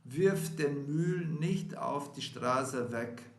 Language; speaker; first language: German; non-native, fluent; Portuguese